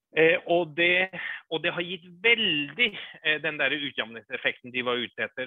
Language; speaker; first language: Norwegian; early bilingual, other home language; English